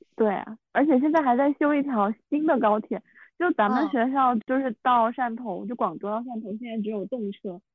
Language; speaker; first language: Chinese; non-native, local second language; Min Nan Chinese